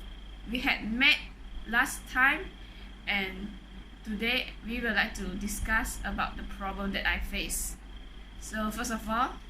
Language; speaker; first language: English; non-native, local second language; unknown